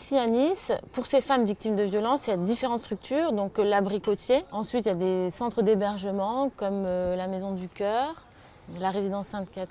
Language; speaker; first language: French; native; French